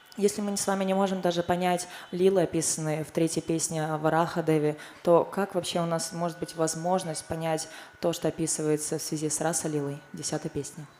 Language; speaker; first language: Russian; native; Russian